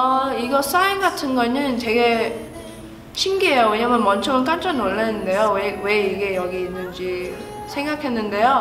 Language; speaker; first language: Korean; early bilingual, heritage; Korean